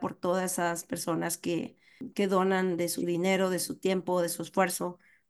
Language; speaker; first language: Spanish; native; Spanish